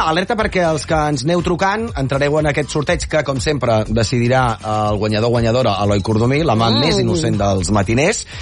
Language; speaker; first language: Catalan; native; Catalan